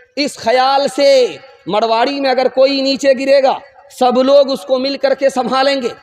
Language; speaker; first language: Urdu; non-native, local second language; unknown